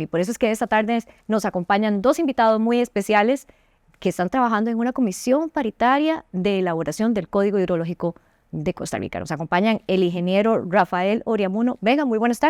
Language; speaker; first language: Spanish; native; Spanish